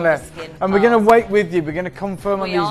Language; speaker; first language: English; native; English